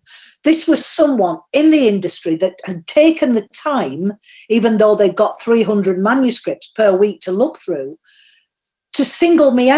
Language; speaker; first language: English; native; English